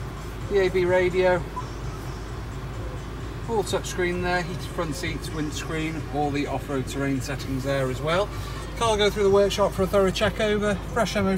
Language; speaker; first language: English; native; English